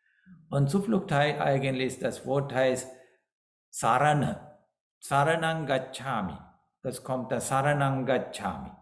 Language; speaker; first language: German; non-native, fluent; Sinhala